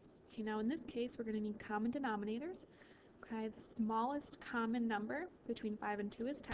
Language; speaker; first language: English; native; English